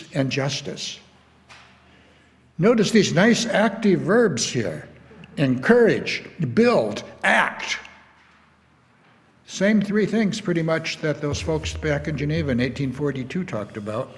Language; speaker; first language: English; native; English